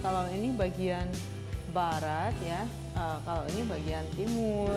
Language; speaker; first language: Indonesian; non-native, fluent; Russian